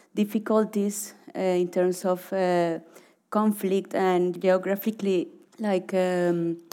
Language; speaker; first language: English; non-native, learner; Spanish